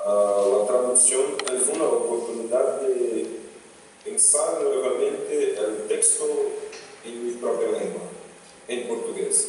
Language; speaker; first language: Spanish; non-native, fluent; Portuguese